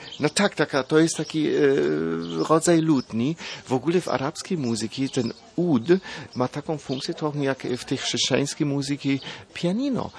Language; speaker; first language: Polish; non-native, fluent; German